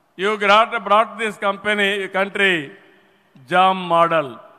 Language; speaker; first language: English; non-native, local second language; Telugu